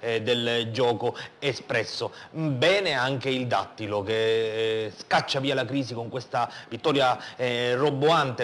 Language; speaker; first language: Italian; native; Italian